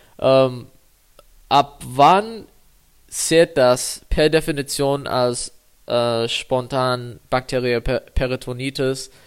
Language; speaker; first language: German; non-native, fluent; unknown